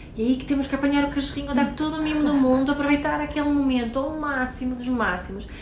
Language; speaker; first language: Portuguese; non-native, fluent; Swedish